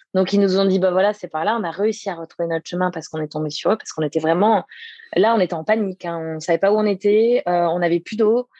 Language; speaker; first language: French; native; French